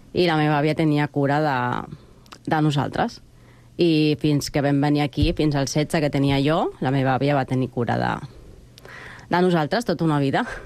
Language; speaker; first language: Catalan; non-native, fluent; Spanish